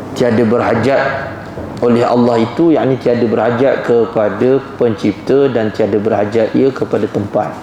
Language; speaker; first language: Malay; native; Malay